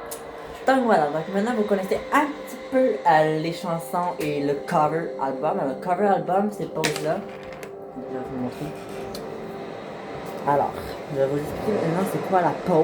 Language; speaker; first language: French; native; French